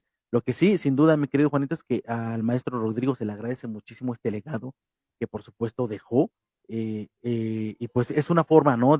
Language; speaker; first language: Spanish; native; Spanish